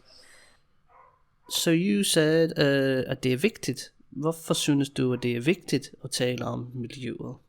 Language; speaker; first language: Danish; non-native, fluent; English